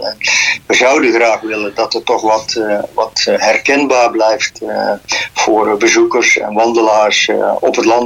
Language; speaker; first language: Dutch; native; Dutch